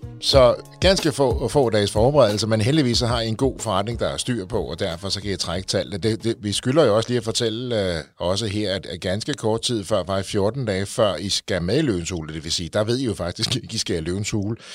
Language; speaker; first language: Danish; native; Danish